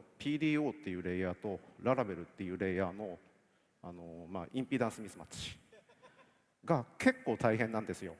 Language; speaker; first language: Japanese; native; Japanese